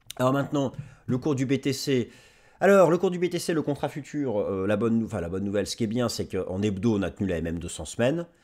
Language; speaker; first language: French; native; French